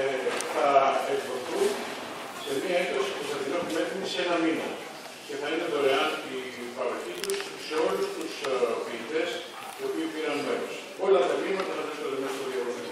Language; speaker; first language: Greek; native; Greek